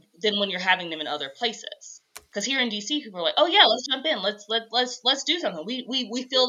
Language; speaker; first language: English; native; English